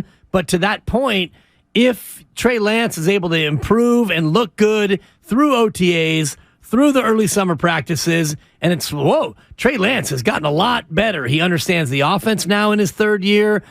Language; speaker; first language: English; native; English